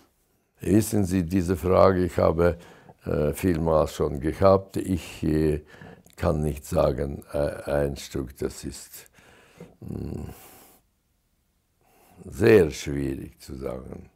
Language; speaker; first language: German; non-native, fluent; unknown